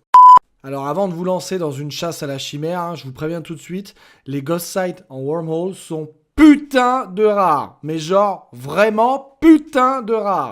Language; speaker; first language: French; native; French